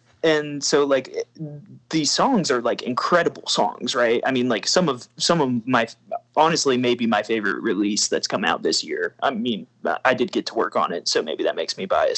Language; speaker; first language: English; native; English